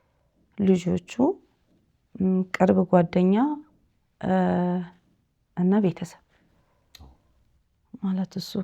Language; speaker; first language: Amharic; early bilingual, heritage; Amharic